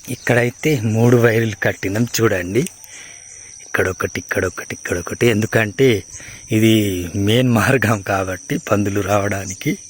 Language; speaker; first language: Telugu; non-native, local second language; Gondi